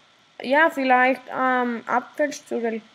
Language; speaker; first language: German; non-native, learner; Spanish